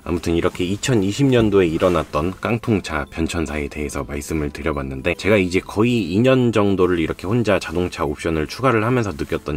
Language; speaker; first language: Korean; native; Korean